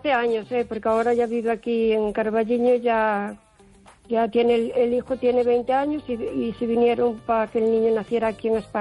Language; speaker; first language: Spanish; native; Spanish